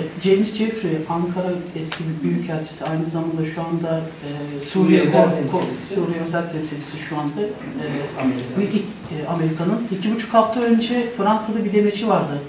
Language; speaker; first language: Turkish; native; Turkish